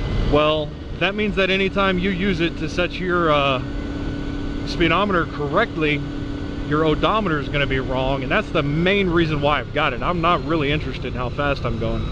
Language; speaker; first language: English; native; English